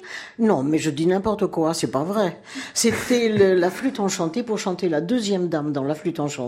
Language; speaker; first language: French; native; French